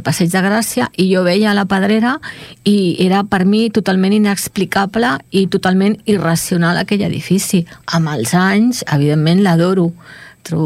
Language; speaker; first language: Catalan; native; Catalan